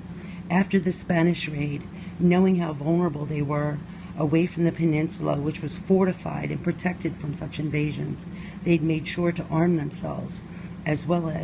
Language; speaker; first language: English; native; English